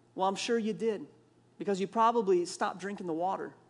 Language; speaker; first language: English; native; English